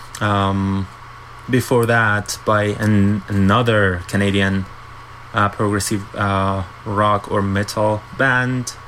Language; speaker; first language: English; non-native, fluent; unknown